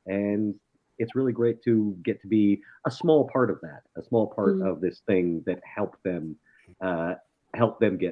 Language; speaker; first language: English; native; English